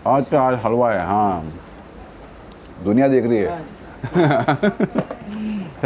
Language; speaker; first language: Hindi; non-native, local second language; Kannada